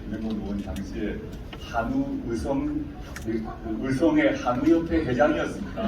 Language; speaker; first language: Korean; native; Korean